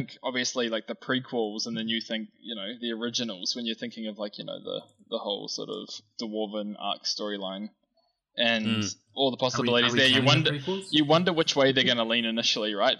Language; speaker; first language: English; native; English